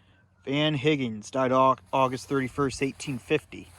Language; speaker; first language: English; native; English